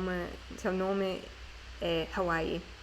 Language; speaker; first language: Portuguese; non-native, learner; English